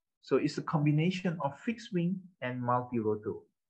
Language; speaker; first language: English; non-native, local second language; Malay